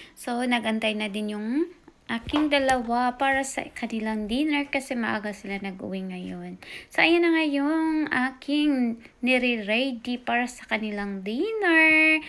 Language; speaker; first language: Filipino; non-native, local second language; Cebuano